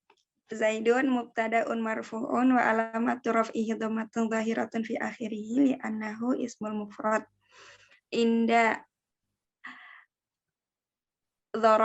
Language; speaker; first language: Arabic; non-native, learner; Indonesian